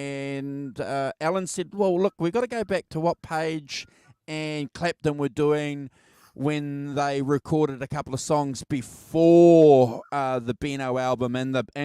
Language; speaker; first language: English; native; English